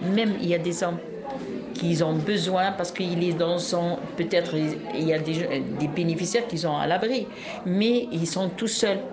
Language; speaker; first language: French; non-native, local second language; Arabic